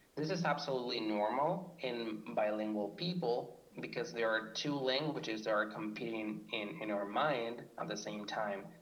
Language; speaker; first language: English; non-native, fluent; Spanish